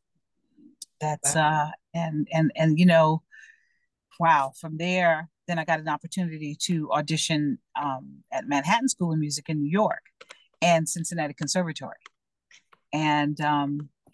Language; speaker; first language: English; native; English